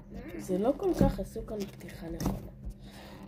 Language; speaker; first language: Hebrew; native; Hebrew